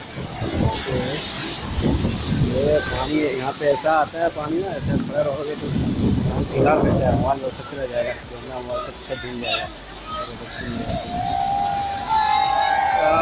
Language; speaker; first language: Hindi; native; Hindi